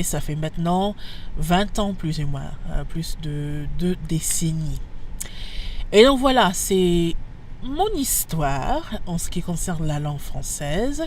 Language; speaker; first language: French; non-native, fluent; English